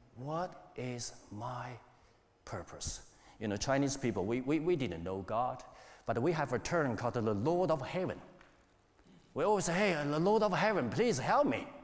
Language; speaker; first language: English; non-native, fluent; Chinese